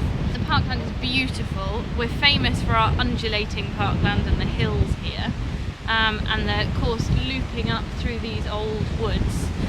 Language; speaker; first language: English; native; English